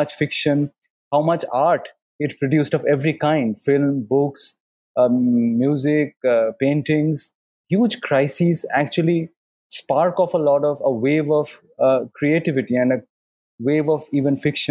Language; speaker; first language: English; non-native, local second language; Bangla